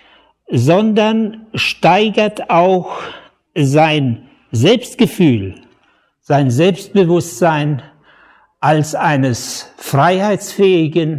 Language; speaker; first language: German; native; German